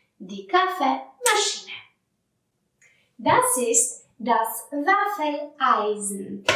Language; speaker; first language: German; non-native, fluent; Polish